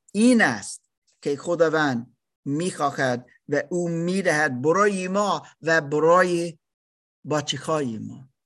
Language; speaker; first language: Persian; non-native, learner; German